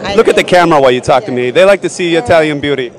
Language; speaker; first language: English; native; English